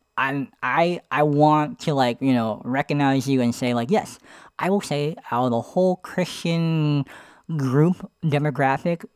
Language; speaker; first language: English; native; English